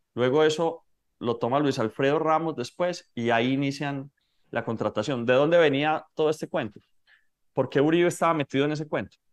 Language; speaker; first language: Spanish; native; Spanish